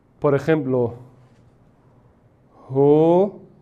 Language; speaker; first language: Spanish; non-native, fluent; Persian